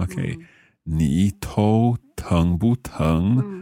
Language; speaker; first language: Chinese; non-native, learner; English